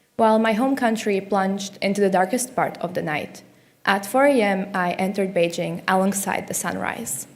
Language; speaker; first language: English; non-native, fluent; Slovak